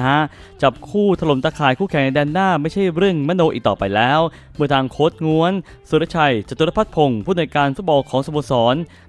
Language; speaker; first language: Thai; native; Thai